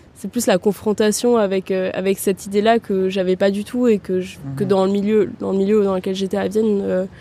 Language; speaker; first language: French; early bilingual, heritage; German